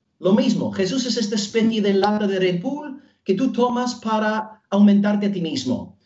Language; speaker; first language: Spanish; non-native, fluent; English